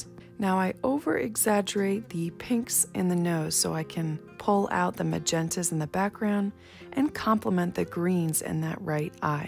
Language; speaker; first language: English; native; English